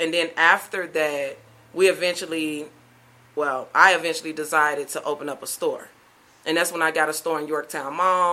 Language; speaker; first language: English; native; English